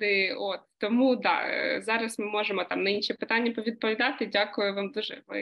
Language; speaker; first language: Ukrainian; native; Ukrainian